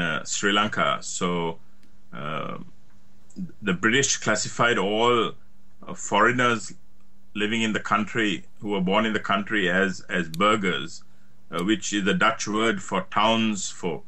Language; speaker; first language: English; native; English